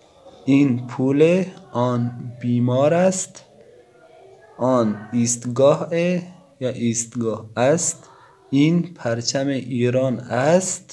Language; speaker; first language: Persian; non-native, fluent; Urdu